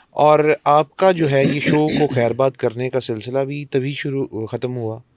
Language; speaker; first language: Urdu; native; Urdu